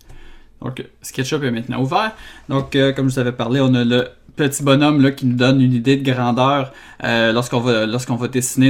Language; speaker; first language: French; native; French